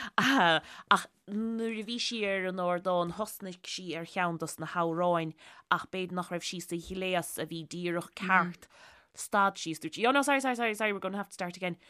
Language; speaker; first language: Irish; native; Irish